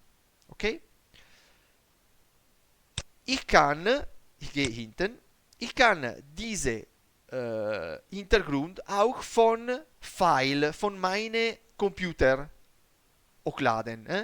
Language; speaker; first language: German; non-native, learner; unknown